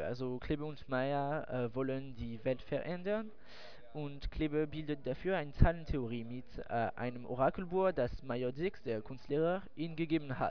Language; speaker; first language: German; non-native, learner; French